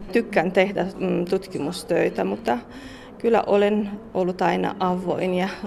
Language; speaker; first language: Finnish; non-native, fluent; Romanian